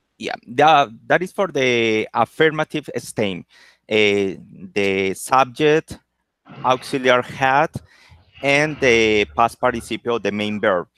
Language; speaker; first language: English; non-native, learner; Spanish